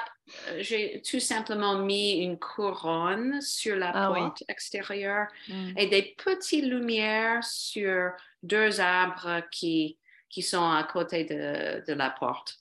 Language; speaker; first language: French; non-native, fluent; English